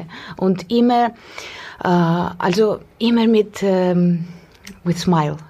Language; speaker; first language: German; non-native, fluent; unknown